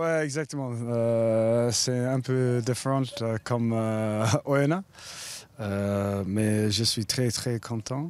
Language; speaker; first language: French; non-native, learner; English